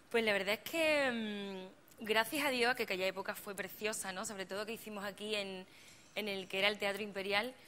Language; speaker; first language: Spanish; native; Spanish